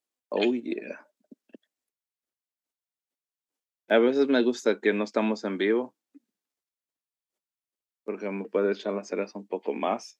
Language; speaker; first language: Spanish; early bilingual, heritage; Spanish